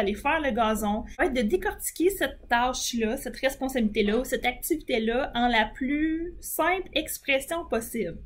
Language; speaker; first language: French; native; French